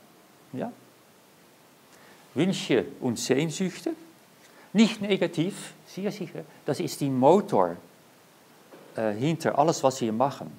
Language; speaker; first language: German; non-native, learner; Dutch